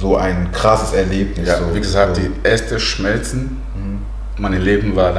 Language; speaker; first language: German; early bilingual, other home language; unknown